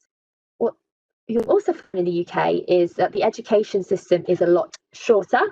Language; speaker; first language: English; native; English